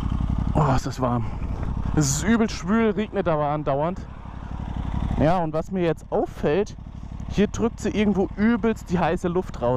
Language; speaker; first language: German; native; German